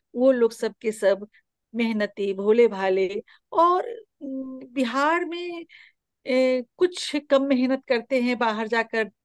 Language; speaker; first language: Hindi; native; Hindi